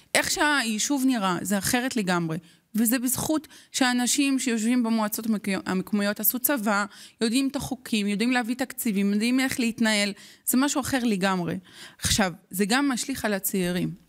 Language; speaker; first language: Hebrew; non-native, local second language; Arabic